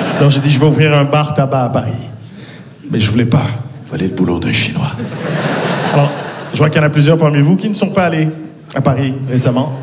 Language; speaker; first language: French; native; French